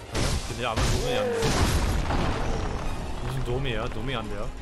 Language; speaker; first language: Korean; non-native, fluent; German